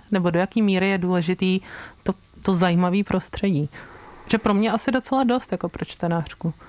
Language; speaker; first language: Czech; native; Czech